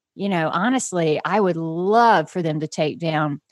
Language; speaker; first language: English; native; English